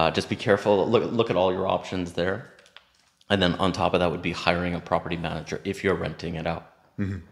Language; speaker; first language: English; native; English